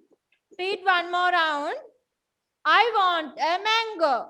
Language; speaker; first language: English; non-native, fluent; Sinhala